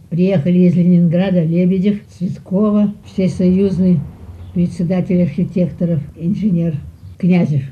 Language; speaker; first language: Russian; early bilingual, heritage; Russian